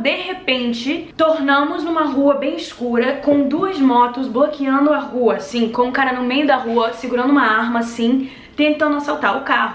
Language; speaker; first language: Portuguese; early bilingual, other home language; English